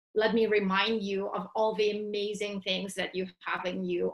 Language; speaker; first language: English; non-native, fluent; Russian